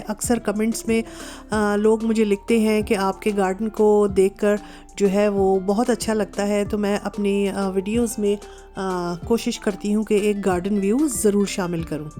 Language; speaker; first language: Urdu; native; Urdu